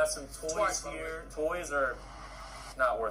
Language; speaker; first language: English; native; English